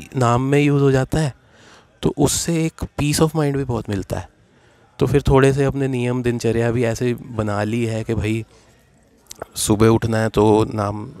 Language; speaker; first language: Hindi; native; Hindi